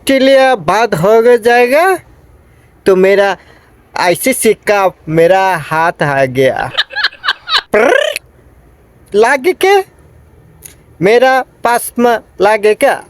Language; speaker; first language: Hindi; non-native, learner; Bangla